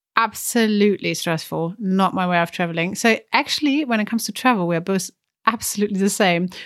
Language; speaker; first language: English; non-native, fluent; German